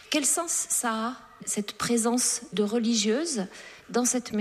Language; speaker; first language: French; native; French